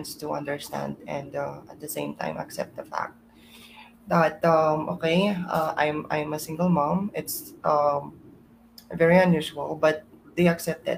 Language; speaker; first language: English; non-native, local second language; Iloko